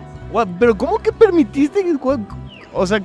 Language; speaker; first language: Spanish; native; Spanish